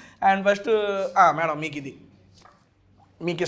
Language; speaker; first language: Telugu; native; Telugu